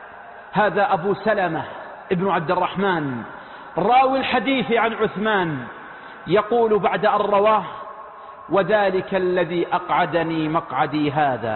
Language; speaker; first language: Arabic; native; Arabic